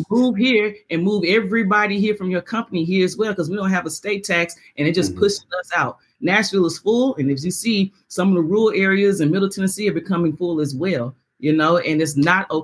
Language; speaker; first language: English; native; English